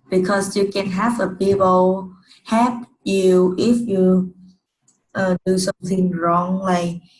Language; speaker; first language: English; non-native, learner; Vietnamese